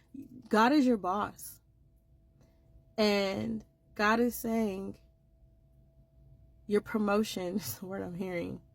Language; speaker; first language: English; native; English